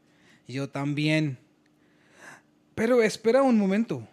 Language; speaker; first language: Spanish; non-native, learner; Hindi